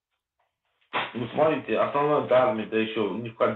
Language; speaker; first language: Russian; native; Russian